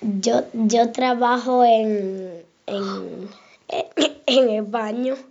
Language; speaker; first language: Spanish; early bilingual, other home language; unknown